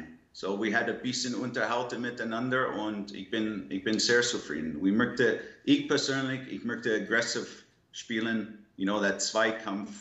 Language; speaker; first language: German; non-native, learner; English